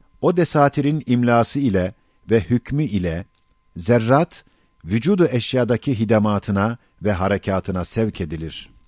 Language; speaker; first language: Turkish; native; Turkish